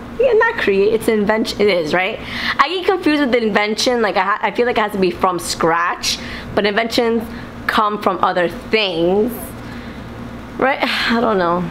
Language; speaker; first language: English; early bilingual, other home language; Spanish